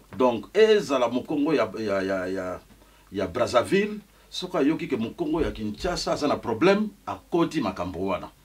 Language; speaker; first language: Lingala; non-native, local second language; Kongo